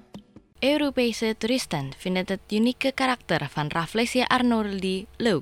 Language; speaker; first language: Dutch; non-native, fluent; Indonesian